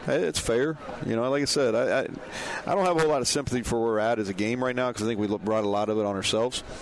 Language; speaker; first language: English; native; English